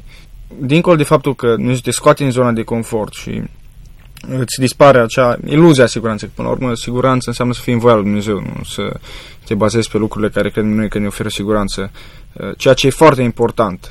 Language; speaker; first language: Romanian; native; Romanian